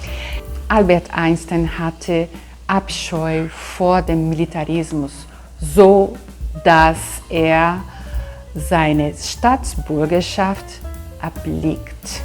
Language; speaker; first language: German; non-native, fluent; Portuguese